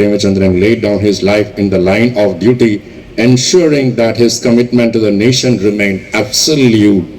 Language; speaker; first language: English; non-native, local second language; Malayalam